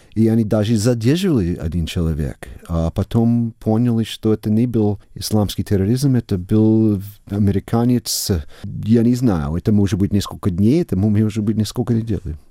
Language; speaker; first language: Russian; non-native, fluent; English